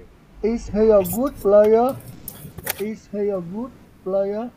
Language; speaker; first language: English; non-native, fluent; Vietnamese